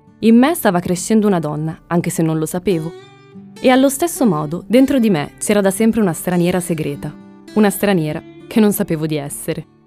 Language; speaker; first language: Italian; early bilingual, other home language; Spanish